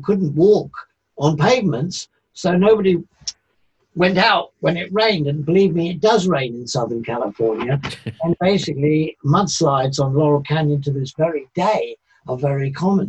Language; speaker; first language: English; native; English